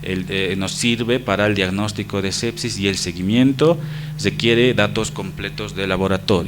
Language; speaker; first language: Spanish; native; Spanish